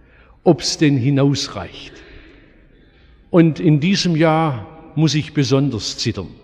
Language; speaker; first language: German; native; German